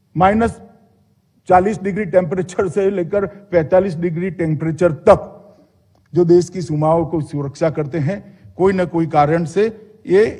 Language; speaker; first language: Hindi; non-native, local second language; Gujarati